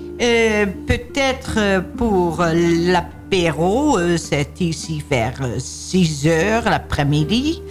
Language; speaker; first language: French; non-native, learner; Dutch